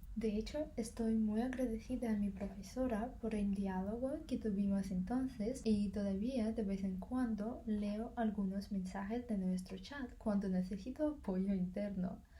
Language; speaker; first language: Spanish; non-native, fluent; Russian